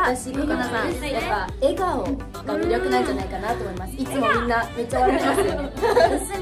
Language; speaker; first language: Japanese; native; Japanese